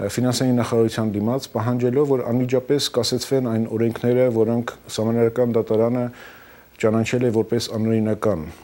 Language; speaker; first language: Armenian; early bilingual, heritage; Armenian